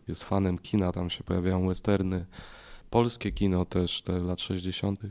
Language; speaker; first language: Polish; native; Polish